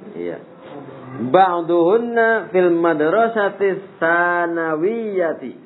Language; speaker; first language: Arabic; non-native, fluent; Indonesian